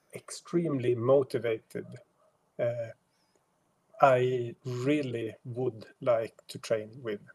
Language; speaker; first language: English; non-native, fluent; Swedish